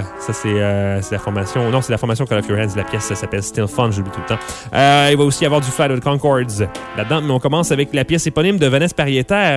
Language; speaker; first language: French; native; French